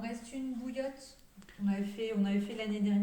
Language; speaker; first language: French; native; French